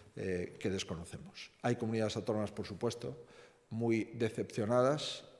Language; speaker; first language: Spanish; non-native, local second language; Galician